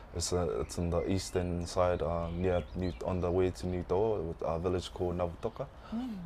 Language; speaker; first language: English; early bilingual, other home language; Tongan